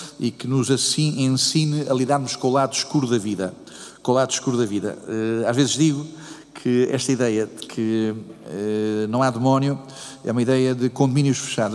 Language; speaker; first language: Portuguese; native; Portuguese